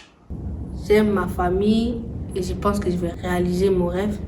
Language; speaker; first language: French; non-native, learner; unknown